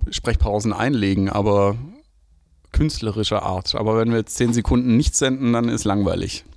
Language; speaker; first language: German; native; German